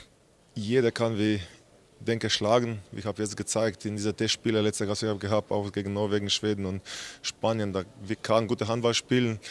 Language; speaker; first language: German; non-native, learner; Slovenian